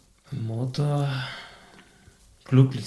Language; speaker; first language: German; non-native, fluent; Spanish